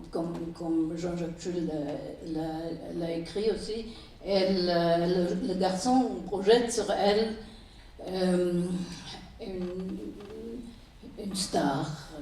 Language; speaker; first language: French; non-native, fluent; German